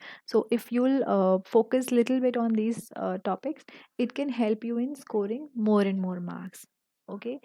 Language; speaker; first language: English; non-native, local second language; Hindi